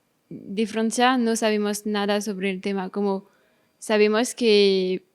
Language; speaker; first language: Spanish; non-native, fluent; French